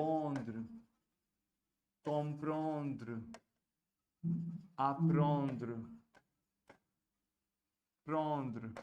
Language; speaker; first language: French; non-native, fluent; Hindi